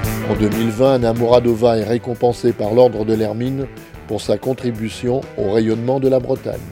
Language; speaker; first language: French; native; French